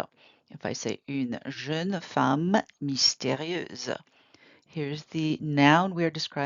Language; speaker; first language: French; non-native, fluent; English